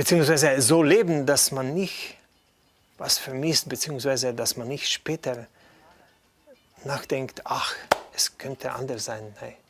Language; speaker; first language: German; non-native, fluent; Slovenian